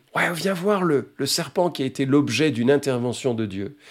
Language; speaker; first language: French; native; French